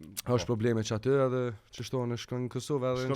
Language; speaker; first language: Albanian; non-native, learner; Arabic